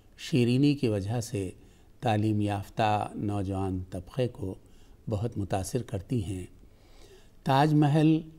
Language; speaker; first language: Urdu; native; Urdu